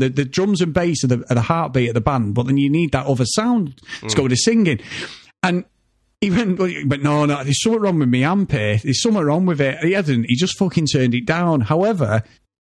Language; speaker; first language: English; native; English